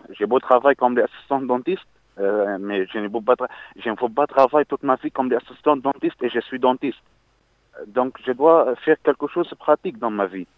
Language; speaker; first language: French; non-native, learner; Arabic